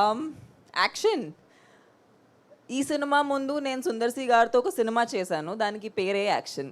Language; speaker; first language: Telugu; non-native, local second language; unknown